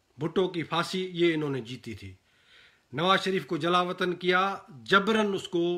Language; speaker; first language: Urdu; non-native, local second language; Sindhi